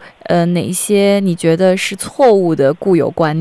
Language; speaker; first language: Chinese; native; Chinese